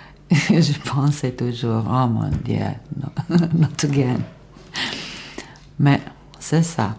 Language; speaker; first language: French; non-native, learner; Bosnian